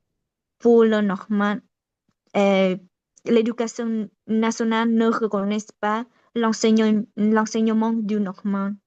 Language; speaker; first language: French; non-native, learner; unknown